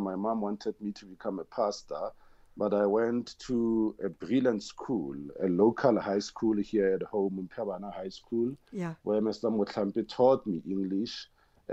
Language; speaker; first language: English; non-native, local second language; Tswana